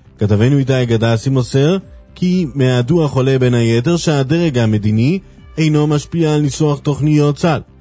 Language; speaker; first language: Hebrew; native; Hebrew